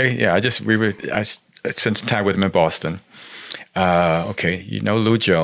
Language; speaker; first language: English; native; English